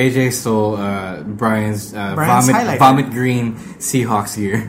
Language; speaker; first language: English; non-native, local second language; Filipino